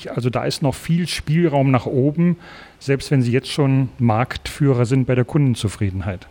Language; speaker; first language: German; native; German